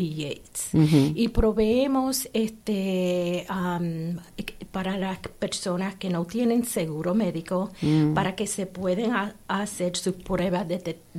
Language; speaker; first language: Spanish; early bilingual, heritage; Spanish